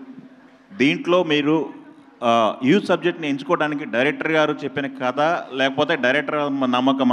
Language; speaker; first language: Telugu; native; Telugu